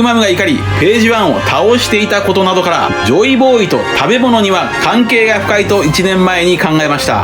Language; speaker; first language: Japanese; native; Japanese